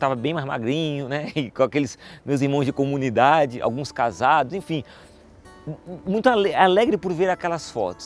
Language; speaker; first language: Portuguese; native; Portuguese